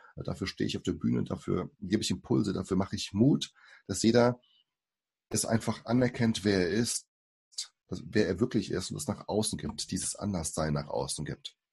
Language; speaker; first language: German; early bilingual, other home language; Portuguese